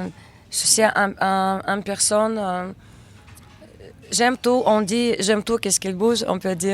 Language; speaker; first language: French; non-native, learner; Russian